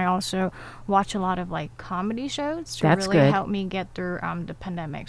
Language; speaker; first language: English; native; English